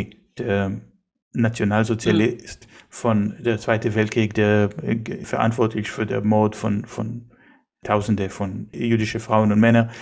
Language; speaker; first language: German; non-native, fluent; Hebrew